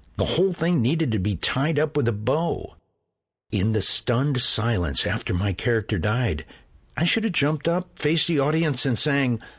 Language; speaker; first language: English; native; English